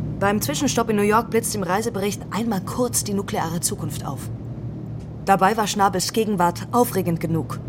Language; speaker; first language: German; native; German